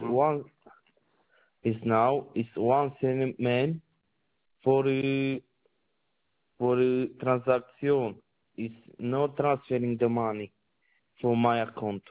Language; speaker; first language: English; non-native, learner; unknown